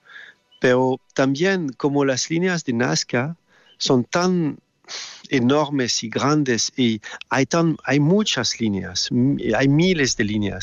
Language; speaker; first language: Spanish; non-native, learner; French